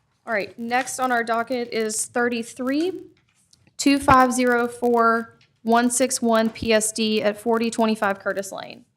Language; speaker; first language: English; native; English